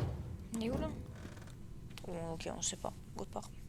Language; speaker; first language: French; native; French